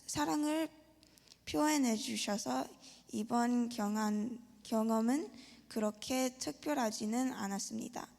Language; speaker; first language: Korean; early bilingual, heritage; Korean